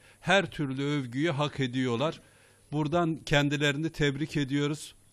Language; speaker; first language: Turkish; native; Turkish